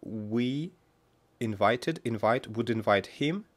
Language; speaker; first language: English; non-native, fluent; Russian